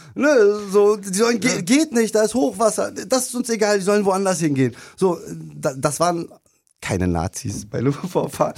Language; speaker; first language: German; non-native, fluent; Turkish